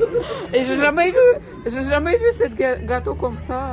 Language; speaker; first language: French; non-native, learner; Russian